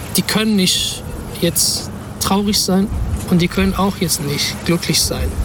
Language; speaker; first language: German; non-native, fluent; Azerbaijani